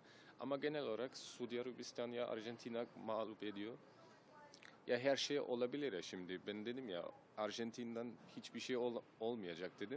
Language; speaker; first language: Turkish; early bilingual, heritage; German